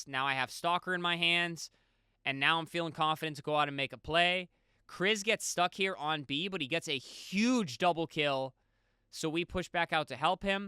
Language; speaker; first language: English; native; English